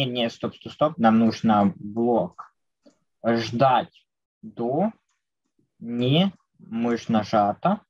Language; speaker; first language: Russian; native; Russian